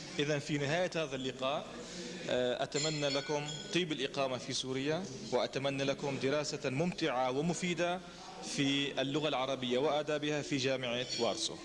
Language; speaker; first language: Arabic; native; Arabic